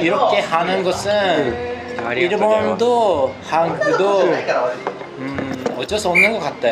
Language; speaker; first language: Korean; non-native, learner; Japanese